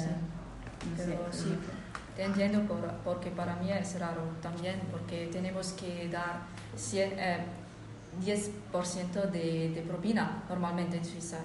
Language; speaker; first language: Spanish; non-native, fluent; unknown